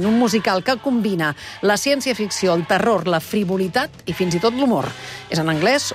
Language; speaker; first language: Catalan; native; Catalan